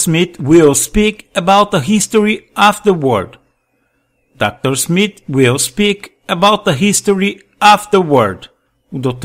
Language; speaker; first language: English; non-native, fluent; Portuguese